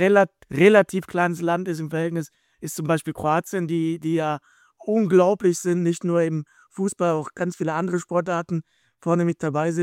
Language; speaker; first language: German; native; German